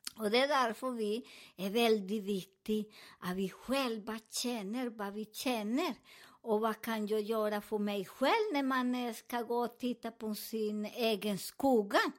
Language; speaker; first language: Swedish; non-native, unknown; Spanish